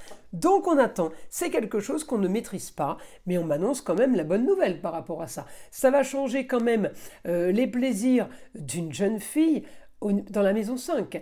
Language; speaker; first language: French; native; French